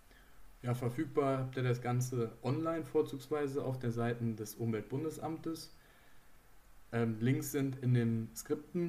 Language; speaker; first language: German; native; German